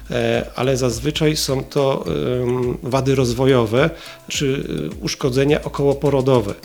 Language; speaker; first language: Polish; native; Polish